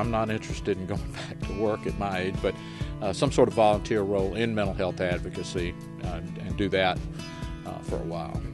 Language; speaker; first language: English; native; English